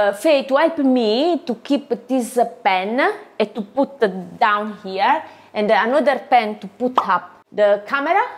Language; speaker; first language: English; non-native, learner; Italian